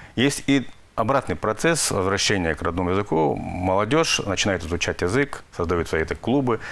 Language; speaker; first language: Russian; native; Russian